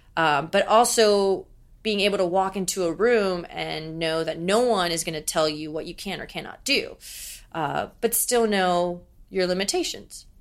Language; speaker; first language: English; native; English